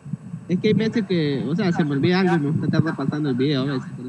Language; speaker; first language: Spanish; native; Spanish